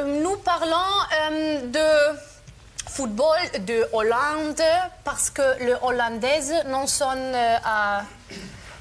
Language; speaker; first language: French; non-native, learner; German